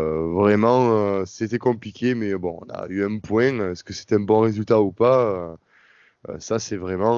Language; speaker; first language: French; native; French